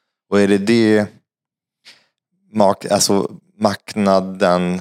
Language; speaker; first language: Swedish; non-native, fluent; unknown